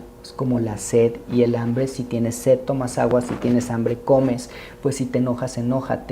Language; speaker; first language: Spanish; native; Spanish